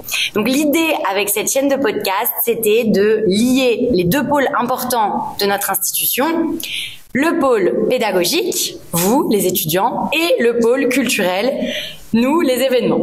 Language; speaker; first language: French; native; French